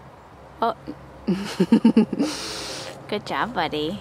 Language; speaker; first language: English; native; English